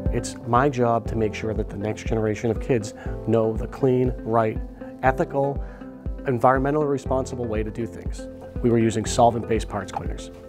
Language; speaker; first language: English; native; English